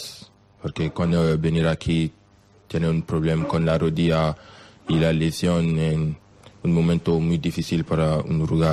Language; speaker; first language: Spanish; non-native, learner; French